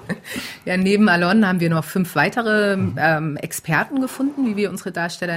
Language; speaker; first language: German; native; German